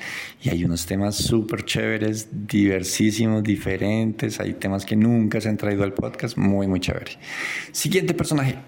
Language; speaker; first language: Spanish; native; Spanish